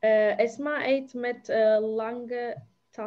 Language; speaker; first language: Dutch; non-native, learner; Turkish